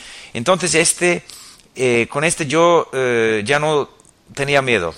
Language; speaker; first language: Spanish; non-native, fluent; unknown